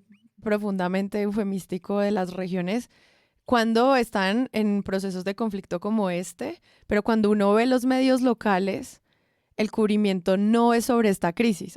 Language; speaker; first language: Spanish; native; Spanish